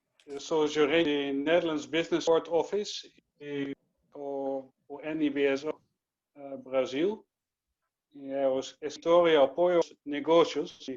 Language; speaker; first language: Portuguese; non-native, learner; Dutch